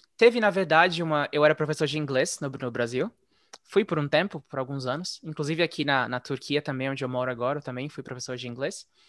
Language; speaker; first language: Portuguese; native; Portuguese